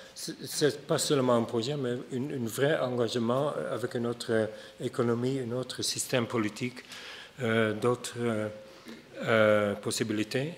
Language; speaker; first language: French; non-native, fluent; Dutch